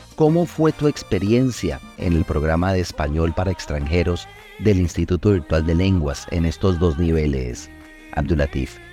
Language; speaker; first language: Spanish; native; Spanish